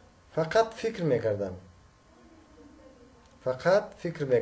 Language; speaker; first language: Persian; native; Persian